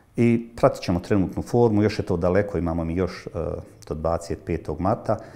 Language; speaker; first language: Croatian; native; Croatian